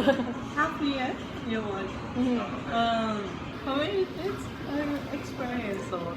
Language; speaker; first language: English; non-native, learner; Japanese